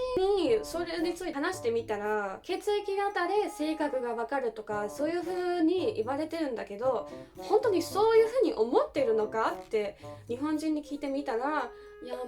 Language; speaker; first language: Japanese; non-native, fluent; German